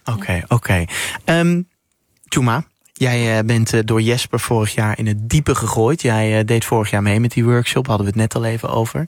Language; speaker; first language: Dutch; native; Dutch